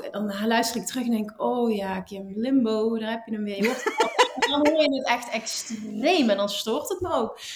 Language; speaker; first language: Dutch; native; Dutch